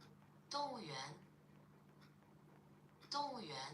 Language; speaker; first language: Chinese; non-native, learner; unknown